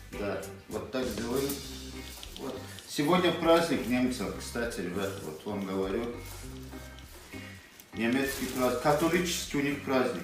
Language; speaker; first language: Russian; non-native, local second language; Azerbaijani